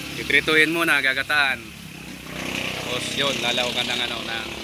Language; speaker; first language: Filipino; non-native, local second language; Bikol